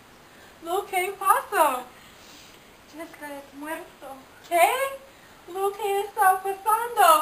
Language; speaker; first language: Spanish; non-native, learner; English